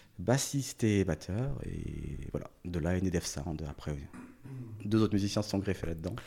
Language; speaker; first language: French; early bilingual, other home language; Portuguese